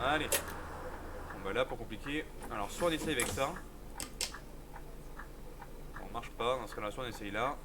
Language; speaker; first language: French; native; French